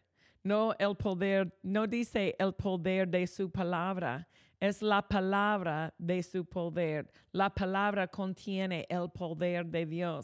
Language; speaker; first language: Spanish; non-native, fluent; English